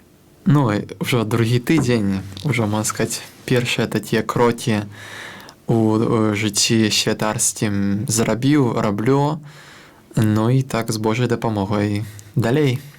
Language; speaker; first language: Belarusian; non-native, local second language; Russian